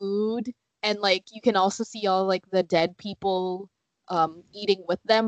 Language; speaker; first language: English; native; English